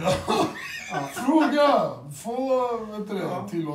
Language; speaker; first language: Swedish; early bilingual, other home language; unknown